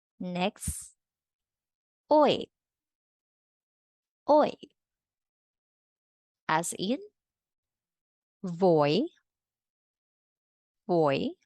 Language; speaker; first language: Spanish; non-native, fluent; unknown